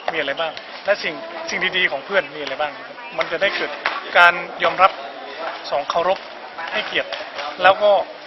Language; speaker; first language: Thai; native; Thai